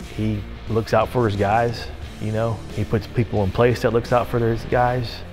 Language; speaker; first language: English; native; English